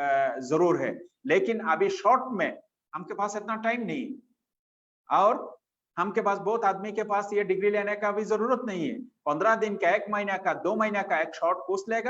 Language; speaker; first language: Hindi; non-native, fluent; Bangla